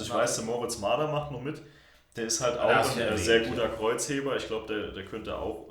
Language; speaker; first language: German; native; German